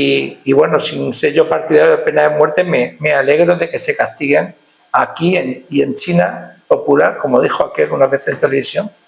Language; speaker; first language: Spanish; native; Spanish